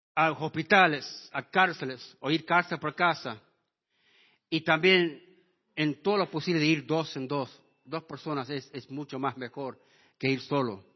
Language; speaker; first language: Spanish; non-native, fluent; English